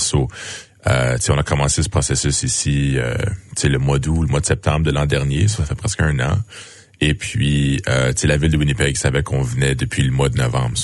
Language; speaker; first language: French; native; French